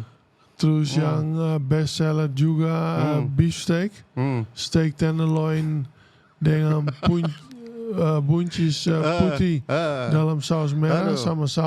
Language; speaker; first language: Indonesian; non-native, fluent; Dutch